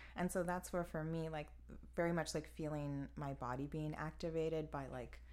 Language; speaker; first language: English; native; English